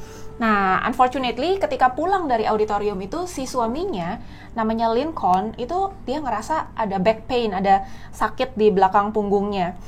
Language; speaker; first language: Indonesian; native; Indonesian